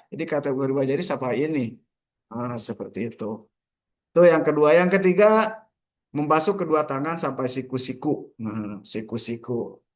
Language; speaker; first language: Indonesian; non-native, local second language; Sundanese